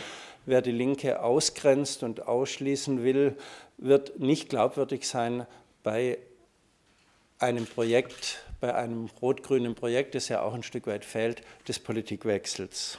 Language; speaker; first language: German; native; German